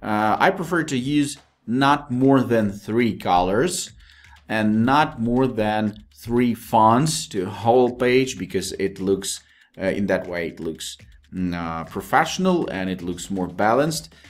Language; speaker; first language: English; non-native, fluent; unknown